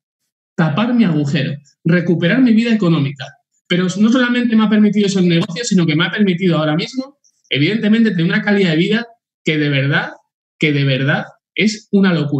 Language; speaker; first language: Spanish; native; Spanish